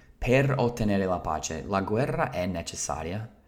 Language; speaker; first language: Italian; non-native, fluent; English